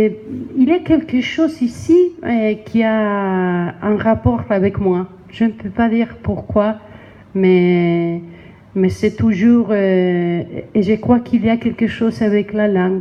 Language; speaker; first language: French; non-native, learner; Spanish